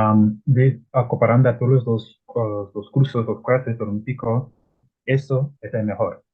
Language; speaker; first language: Spanish; non-native, learner; Italian